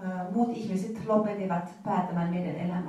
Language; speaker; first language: Finnish; non-native, fluent; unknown